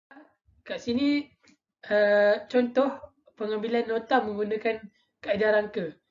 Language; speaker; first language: Malay; native; Malay